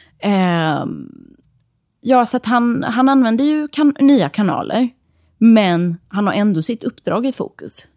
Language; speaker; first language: Swedish; early bilingual, other home language; Serbian